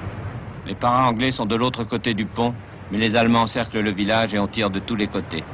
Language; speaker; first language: French; native; French